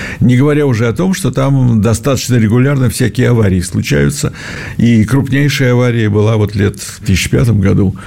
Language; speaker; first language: Russian; native; Russian